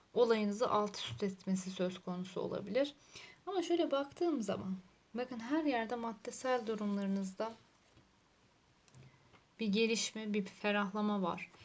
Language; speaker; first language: Turkish; native; Turkish